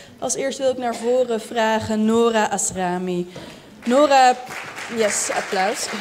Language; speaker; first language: Dutch; native; Dutch